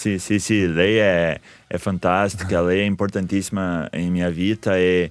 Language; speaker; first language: Italian; non-native, fluent; Portuguese